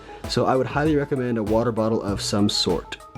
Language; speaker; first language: English; native; English